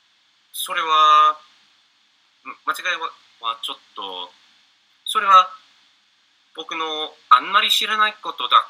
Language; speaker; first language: Japanese; non-native, learner; English